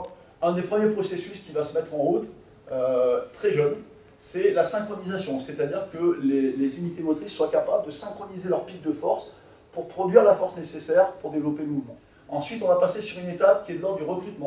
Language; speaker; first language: French; native; French